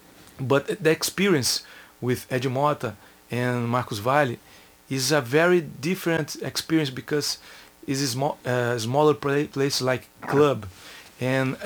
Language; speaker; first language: English; non-native, learner; Portuguese